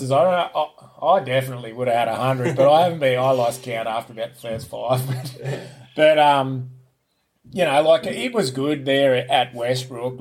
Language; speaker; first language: English; native; English